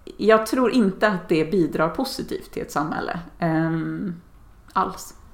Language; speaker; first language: Swedish; native; Swedish